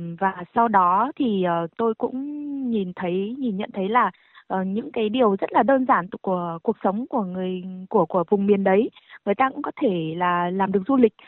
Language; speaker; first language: Vietnamese; non-native, local second language; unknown